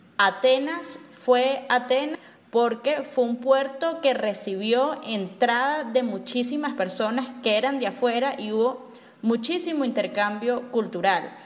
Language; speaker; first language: Spanish; native; Spanish